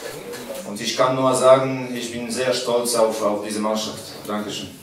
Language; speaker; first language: German; non-native, fluent; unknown